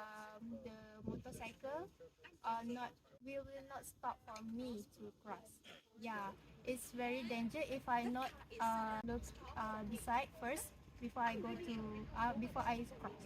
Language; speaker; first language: English; non-native, local second language; Malay